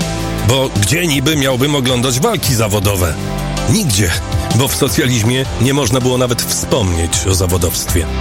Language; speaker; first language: Polish; native; Polish